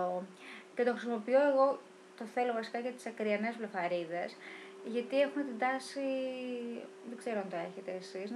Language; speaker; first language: Greek; native; Greek